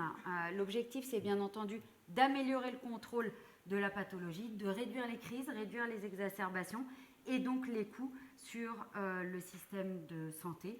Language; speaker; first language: French; native; French